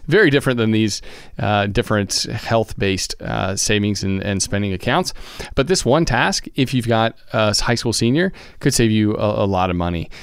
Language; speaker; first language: English; native; English